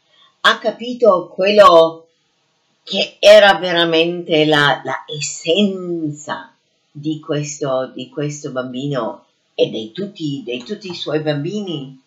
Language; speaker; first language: Italian; non-native, fluent; English